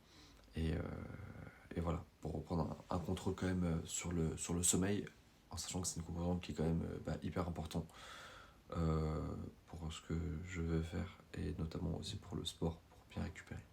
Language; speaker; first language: French; native; French